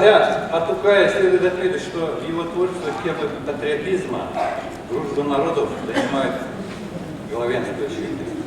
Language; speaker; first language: Russian; non-native, local second language; Kara-Kalpak